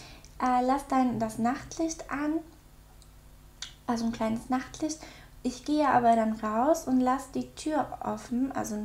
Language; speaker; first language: German; native; German